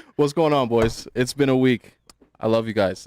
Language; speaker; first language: English; native; English